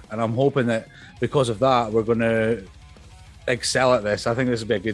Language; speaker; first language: English; native; English